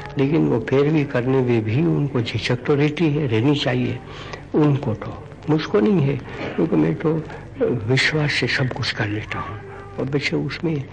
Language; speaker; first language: Hindi; non-native, local second language; Gujarati